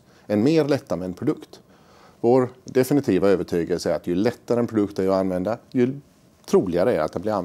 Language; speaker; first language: Swedish; native; Swedish